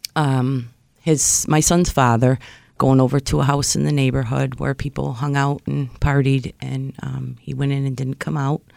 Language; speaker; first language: English; native; English